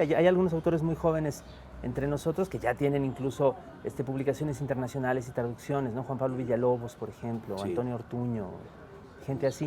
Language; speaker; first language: Spanish; native; Spanish